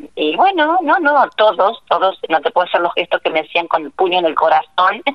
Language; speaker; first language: Spanish; native; Spanish